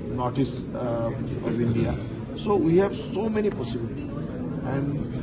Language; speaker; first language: English; non-native, local second language; Assamese